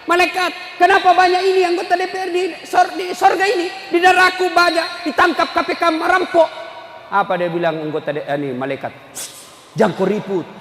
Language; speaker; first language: Indonesian; native; Indonesian